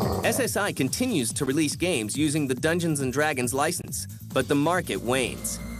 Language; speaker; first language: English; native; English